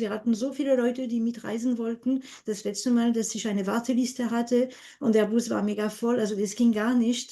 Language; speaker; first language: German; non-native, fluent; French